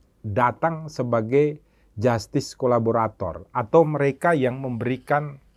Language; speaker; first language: Indonesian; native; Indonesian